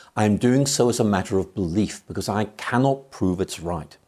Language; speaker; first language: English; native; English